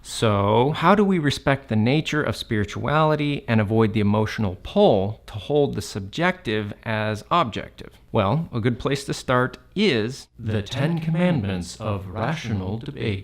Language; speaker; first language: English; native; English